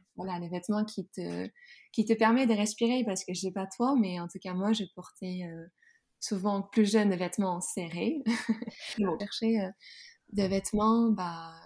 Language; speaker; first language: French; non-native, fluent; Dutch